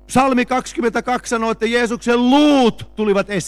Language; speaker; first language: Finnish; native; Finnish